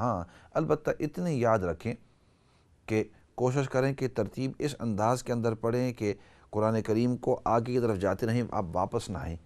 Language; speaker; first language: Urdu; native; Urdu